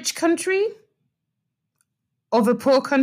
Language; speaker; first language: English; non-native, local second language; Nyanja